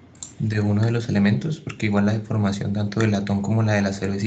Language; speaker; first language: Spanish; native; Spanish